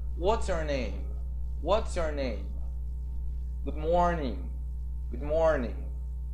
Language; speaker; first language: English; non-native, fluent; Portuguese